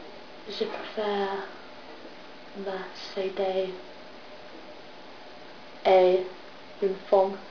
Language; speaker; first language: French; non-native, learner; English